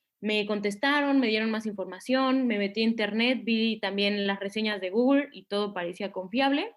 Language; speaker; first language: Spanish; native; Spanish